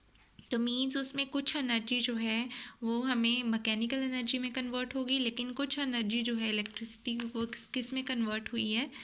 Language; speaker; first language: Hindi; native; Hindi